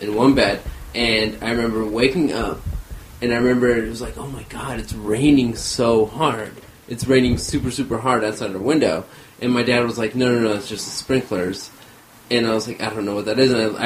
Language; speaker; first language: English; early bilingual, other home language; Armenian